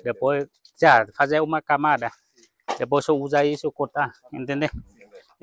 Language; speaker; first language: Portuguese; non-native, learner; Vietnamese